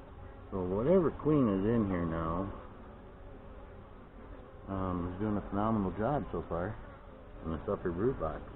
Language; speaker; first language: English; native; English